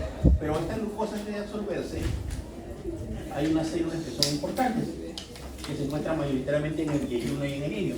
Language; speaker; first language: Spanish; native; Spanish